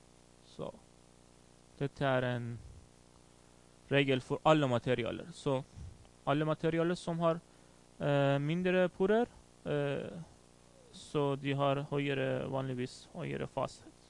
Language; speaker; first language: Swedish; non-native, fluent; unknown